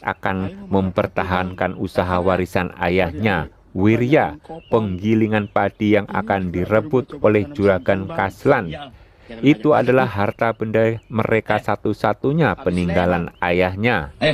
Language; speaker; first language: Indonesian; native; Indonesian